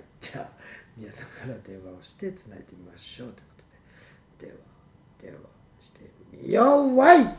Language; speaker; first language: Japanese; native; Japanese